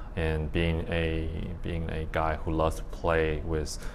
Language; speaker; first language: English; early bilingual, other home language; Chinese